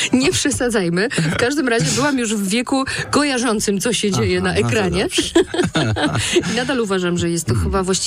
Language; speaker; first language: Polish; native; Polish